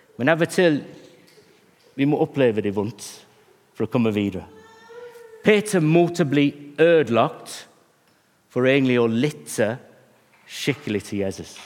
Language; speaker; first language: Norwegian; non-native, fluent; English